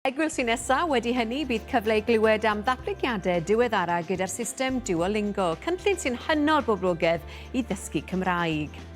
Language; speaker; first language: Welsh; native; Welsh